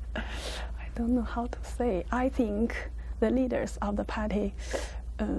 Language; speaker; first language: English; non-native, learner; Chinese